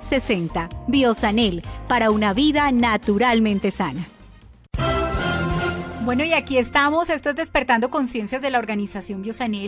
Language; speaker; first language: Spanish; native; Spanish